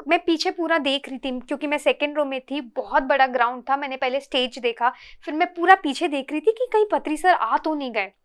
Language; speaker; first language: Hindi; non-native, local second language; Telugu